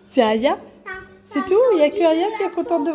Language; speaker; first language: French; native; French